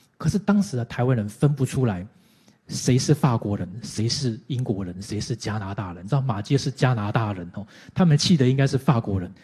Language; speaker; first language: Chinese; native; Chinese